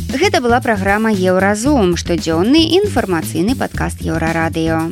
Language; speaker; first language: Belarusian; non-native, local second language; Russian